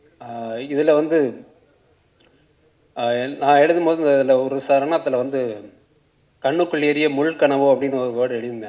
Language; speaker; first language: Tamil; native; Tamil